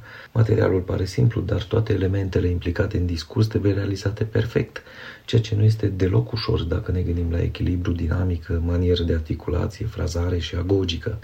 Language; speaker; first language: Romanian; native; Romanian